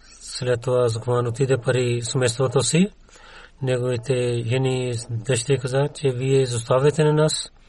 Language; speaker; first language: Bulgarian; non-native, learner; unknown